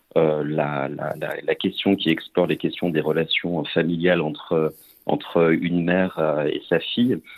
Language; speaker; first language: French; native; French